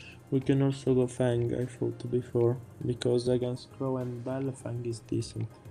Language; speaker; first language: English; non-native, learner; Italian